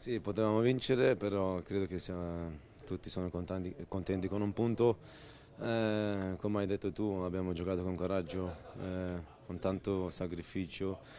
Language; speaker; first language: Italian; non-native, fluent; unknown